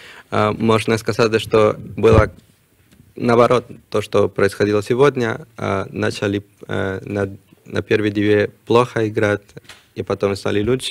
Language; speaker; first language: Russian; non-native, learner; Spanish